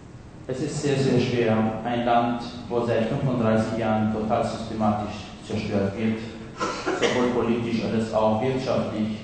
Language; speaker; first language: German; non-native, fluent; Kurdish